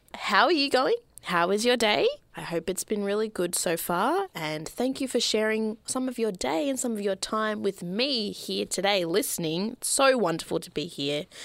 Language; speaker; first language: English; native; English